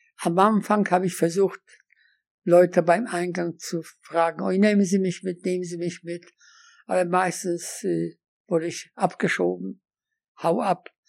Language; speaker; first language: German; non-native, fluent; Polish